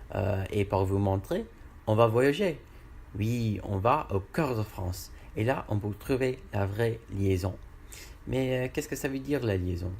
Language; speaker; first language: French; non-native, learner; English